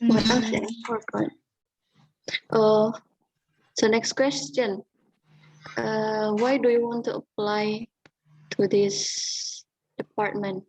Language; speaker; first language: English; non-native, fluent; Indonesian